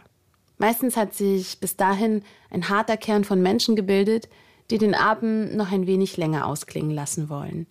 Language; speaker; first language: German; native; German